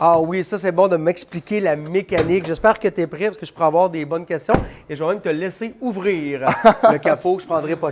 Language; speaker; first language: French; native; French